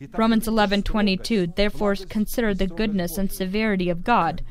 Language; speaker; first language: English; non-native, fluent; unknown